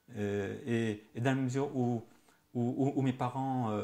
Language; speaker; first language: French; native; French